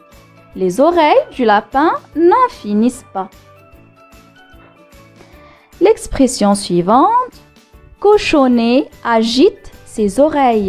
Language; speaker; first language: French; non-native, local second language; Arabic